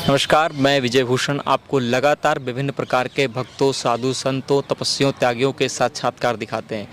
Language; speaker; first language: Hindi; native; Hindi